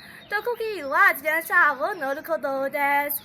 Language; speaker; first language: Japanese; non-native, learner; Burmese